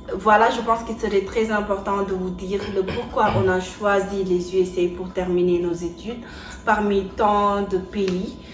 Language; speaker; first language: French; non-native, local second language; Wolof